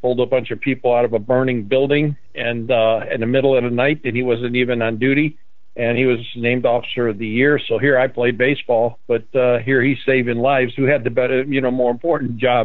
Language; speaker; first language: English; native; English